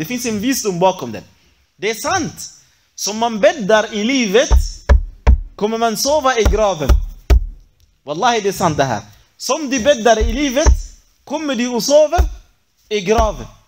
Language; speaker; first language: Swedish; non-native, fluent; Arabic